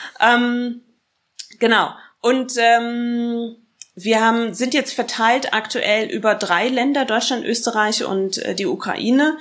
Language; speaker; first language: German; native; German